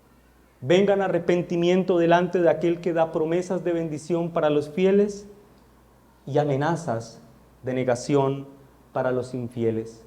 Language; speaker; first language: Spanish; native; Spanish